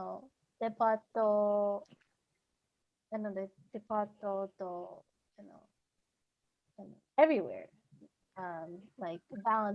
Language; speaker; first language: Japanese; non-native, learner; English